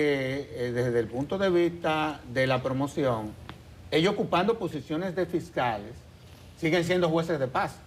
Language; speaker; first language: Spanish; native; Spanish